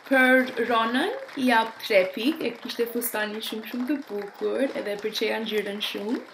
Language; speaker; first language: Albanian; early bilingual, heritage; Albanian